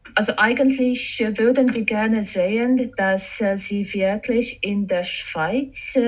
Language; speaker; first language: German; non-native, fluent; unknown